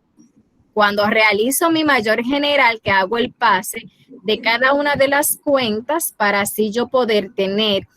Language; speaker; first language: Spanish; native; Spanish